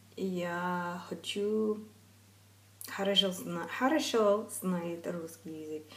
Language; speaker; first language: Russian; non-native, learner; English